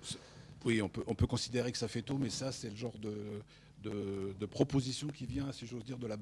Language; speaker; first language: French; native; French